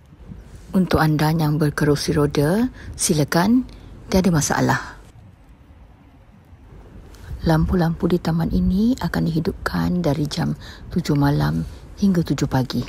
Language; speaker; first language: Malay; native; Malay